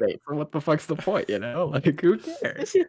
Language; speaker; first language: English; native; English